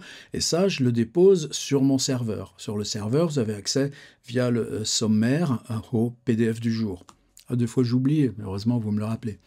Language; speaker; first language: French; native; French